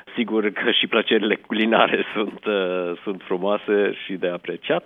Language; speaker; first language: Romanian; early bilingual, heritage; Romanian